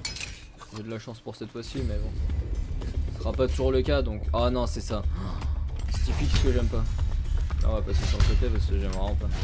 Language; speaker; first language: French; native; French